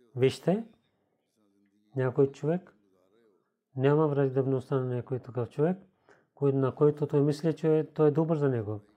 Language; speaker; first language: Bulgarian; non-native, learner; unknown